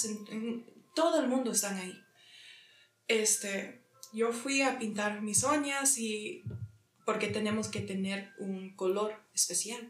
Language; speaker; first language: Spanish; early bilingual, heritage; English